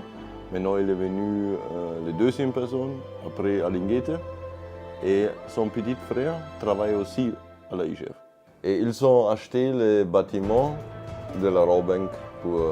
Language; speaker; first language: French; non-native, fluent; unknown